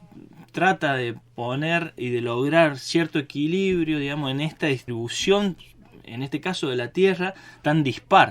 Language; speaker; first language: Spanish; native; Spanish